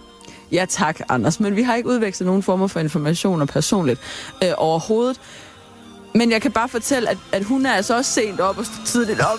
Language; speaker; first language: Danish; native; Danish